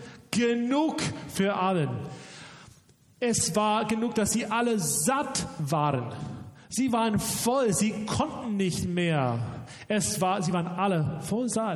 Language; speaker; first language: German; non-native, fluent; English